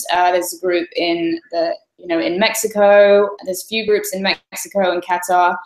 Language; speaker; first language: English; native; English